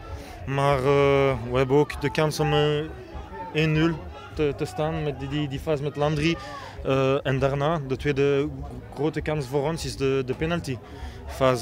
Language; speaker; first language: Dutch; non-native, learner; French